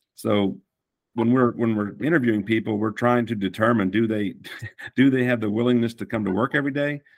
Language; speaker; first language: English; native; English